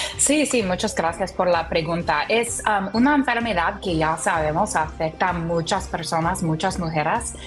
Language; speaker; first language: Spanish; non-native, learner; English